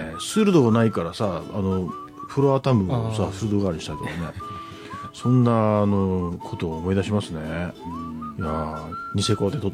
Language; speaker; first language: Japanese; native; Japanese